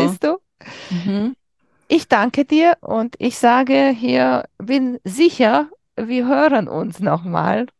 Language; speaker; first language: German; non-native, learner; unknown